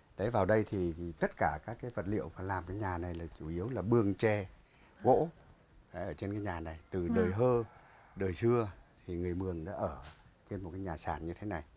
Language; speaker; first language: Vietnamese; non-native, local second language; Muong